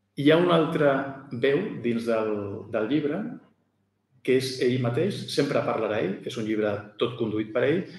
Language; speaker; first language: Catalan; native; Catalan